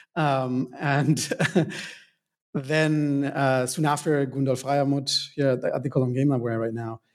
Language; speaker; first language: English; non-native, fluent; Spanish